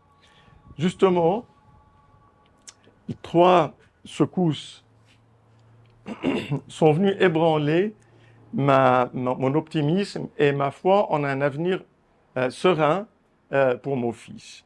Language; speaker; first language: French; non-native, local second language; Arabic